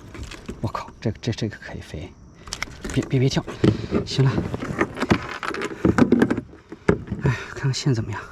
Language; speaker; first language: Chinese; native; Chinese